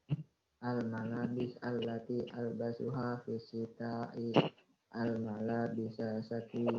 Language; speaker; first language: Arabic; non-native, learner; Indonesian